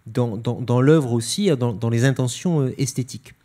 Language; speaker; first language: French; native; French